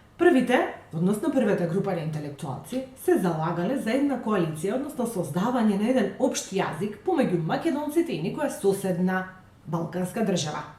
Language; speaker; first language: Macedonian; native; Macedonian